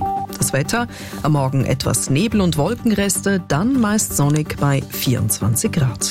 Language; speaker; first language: German; native; German